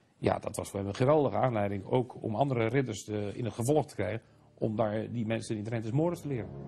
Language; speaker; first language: Dutch; native; Dutch